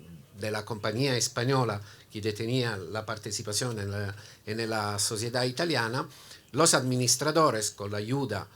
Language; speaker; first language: Spanish; non-native, learner; Italian